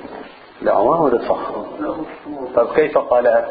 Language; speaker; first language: Arabic; native; Arabic